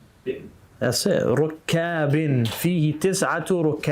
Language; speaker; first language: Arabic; non-native, fluent; English